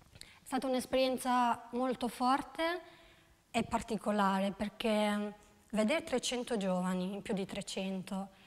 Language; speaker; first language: Italian; non-native, fluent; Albanian